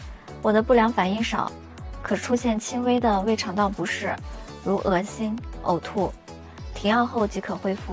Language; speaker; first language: Chinese; native; Chinese